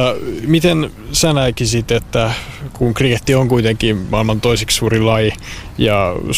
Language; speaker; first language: Finnish; native; Finnish